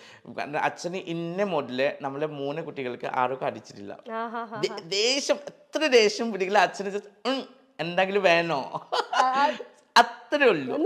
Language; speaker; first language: Malayalam; non-native, learner; Assamese